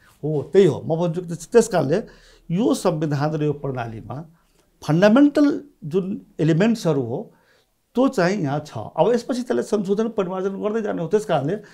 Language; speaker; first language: Nepali; non-native, local second language; Maithili